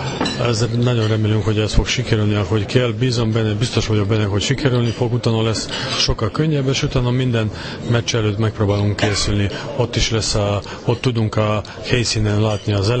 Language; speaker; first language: Hungarian; non-native, learner; Serbian